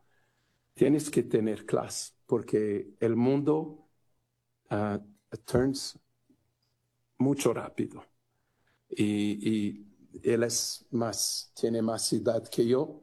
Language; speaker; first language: Spanish; non-native, learner; Portuguese